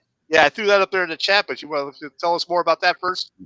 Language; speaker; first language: English; native; English